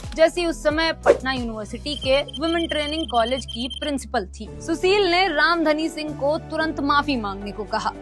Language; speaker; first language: Hindi; native; Hindi